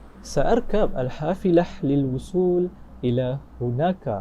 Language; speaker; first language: Arabic; non-native, learner; Malay